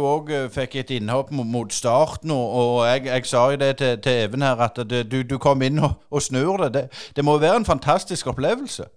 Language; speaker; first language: Norwegian; native; Norwegian